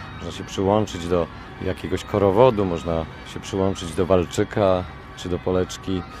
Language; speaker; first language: Polish; native; Polish